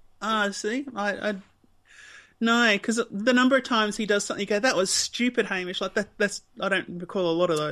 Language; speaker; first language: English; native; English